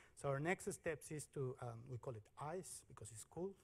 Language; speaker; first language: English; non-native, fluent; Spanish